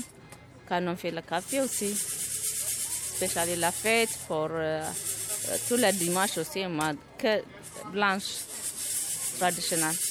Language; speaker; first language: French; non-native, learner; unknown